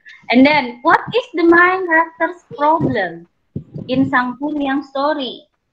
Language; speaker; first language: English; non-native, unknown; Indonesian